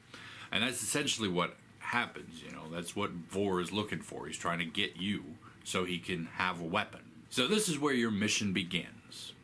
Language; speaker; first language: English; native; English